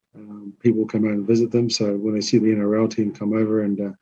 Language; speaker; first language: English; native; English